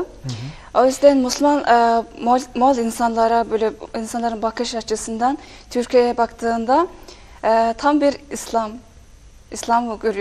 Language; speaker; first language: Turkish; non-native, fluent; Mongolian